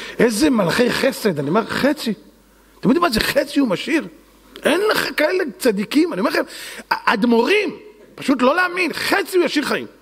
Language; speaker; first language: Hebrew; native; Hebrew